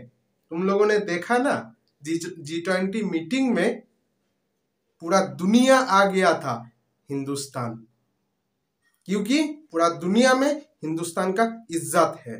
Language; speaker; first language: Hindi; non-native, local second language; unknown